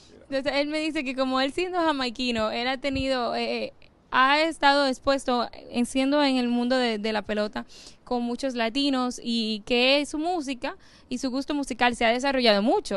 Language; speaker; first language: Spanish; native; Spanish